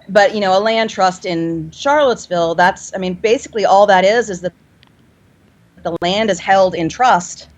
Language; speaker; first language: English; native; English